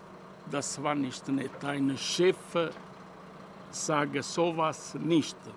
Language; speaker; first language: German; non-native, learner; Italian